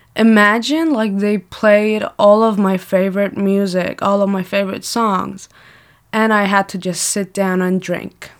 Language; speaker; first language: English; non-native, fluent; Persian